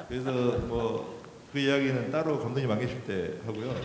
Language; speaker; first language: Korean; native; Korean